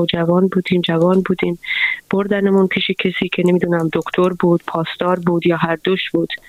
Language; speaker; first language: Persian; non-native, local second language; Central Kurdish